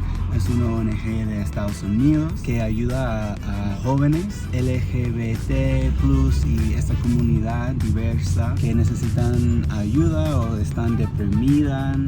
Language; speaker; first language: Spanish; non-native, fluent; English